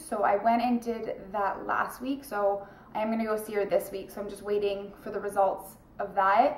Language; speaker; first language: English; native; English